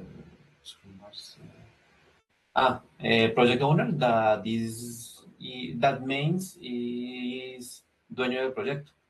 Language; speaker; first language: English; non-native, learner; Spanish